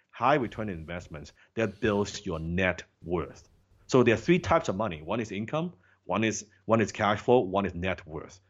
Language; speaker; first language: English; non-native, local second language; Cantonese